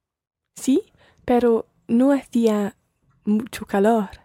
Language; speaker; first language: Spanish; non-native, learner; English